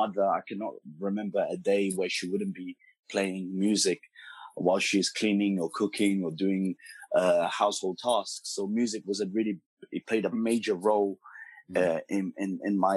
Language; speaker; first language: English; early bilingual, other home language; Portuguese